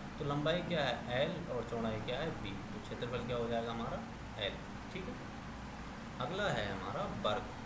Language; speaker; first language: Hindi; native; Hindi